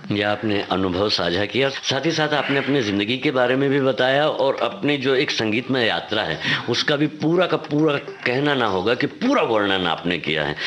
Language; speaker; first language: Hindi; native; Hindi